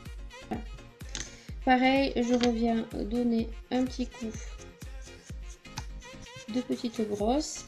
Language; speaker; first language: French; native; French